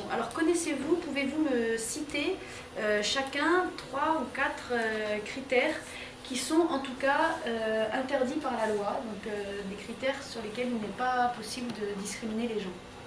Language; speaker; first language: French; native; French